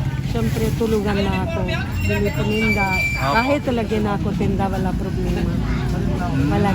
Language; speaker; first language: Filipino; non-native, learner; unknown